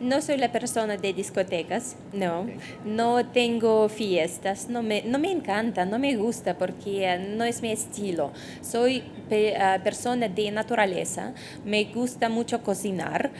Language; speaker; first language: Spanish; non-native, fluent; Russian